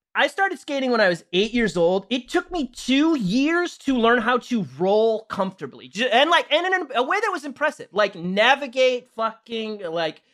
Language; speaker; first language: English; native; English